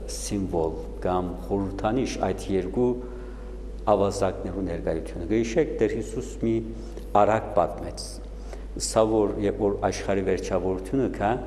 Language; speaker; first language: Armenian; native; Armenian